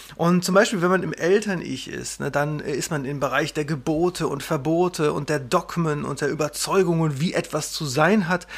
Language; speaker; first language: German; native; German